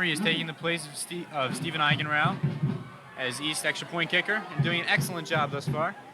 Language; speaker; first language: English; native; English